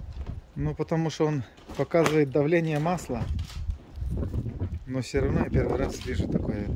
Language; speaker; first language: Russian; native; Russian